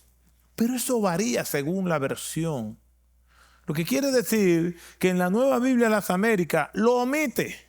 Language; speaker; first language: Spanish; native; Spanish